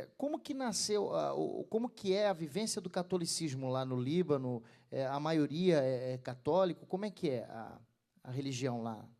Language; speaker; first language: Portuguese; native; Portuguese